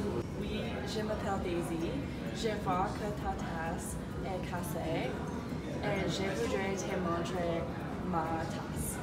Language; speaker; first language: French; non-native, learner; English